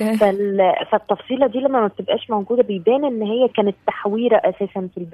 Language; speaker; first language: Arabic; native; Arabic